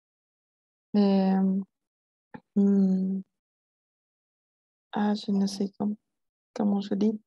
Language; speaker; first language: French; non-native, learner; Spanish